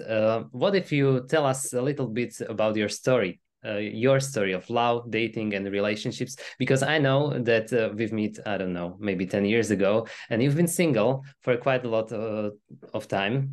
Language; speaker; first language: English; non-native, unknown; Slovak